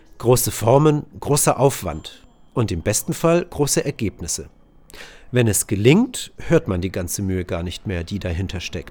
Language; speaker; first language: German; native; German